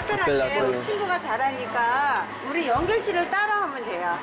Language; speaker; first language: Korean; native; Korean